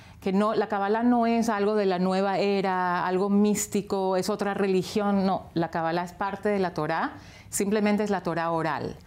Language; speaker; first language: Spanish; native; Spanish